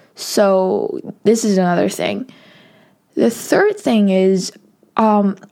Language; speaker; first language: English; non-native, local second language; Cantonese